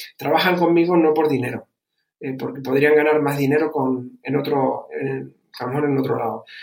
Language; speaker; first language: Spanish; early bilingual, other home language; German